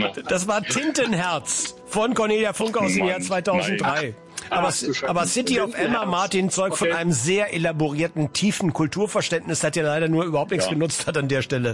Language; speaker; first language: German; native; German